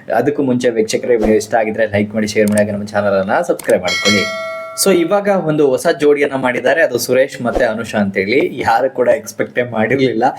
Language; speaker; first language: Kannada; native; Kannada